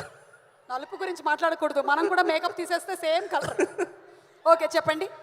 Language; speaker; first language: Telugu; native; Telugu